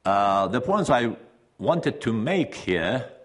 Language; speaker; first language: English; non-native, fluent; Persian